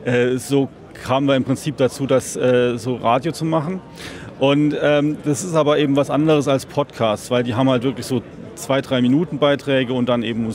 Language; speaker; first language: German; native; German